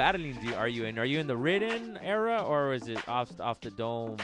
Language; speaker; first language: English; native; English